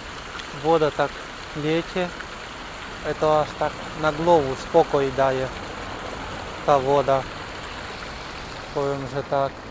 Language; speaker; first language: Polish; non-native, learner; Ukrainian